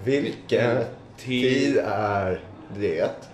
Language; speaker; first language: Swedish; non-native, learner; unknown